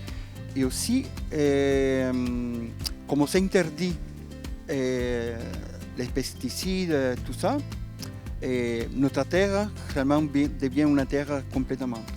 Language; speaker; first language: French; non-native, learner; Spanish